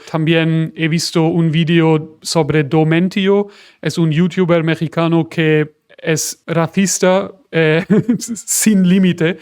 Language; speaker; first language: Spanish; non-native, fluent; German